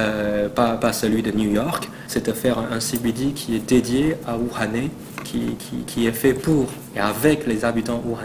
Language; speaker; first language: French; non-native, fluent; Chinese